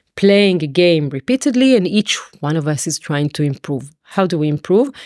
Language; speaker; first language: English; non-native, fluent; Hebrew